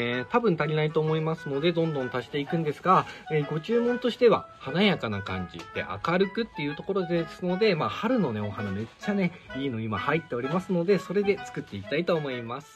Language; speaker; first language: Japanese; native; Japanese